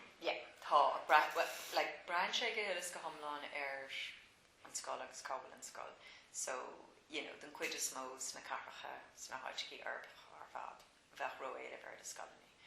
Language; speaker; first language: Irish; non-native, local second language; English